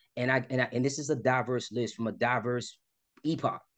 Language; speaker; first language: English; native; English